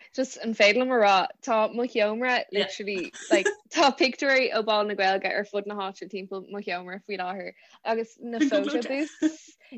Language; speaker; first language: Irish; non-native, local second language; English